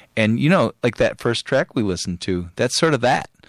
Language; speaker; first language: English; native; English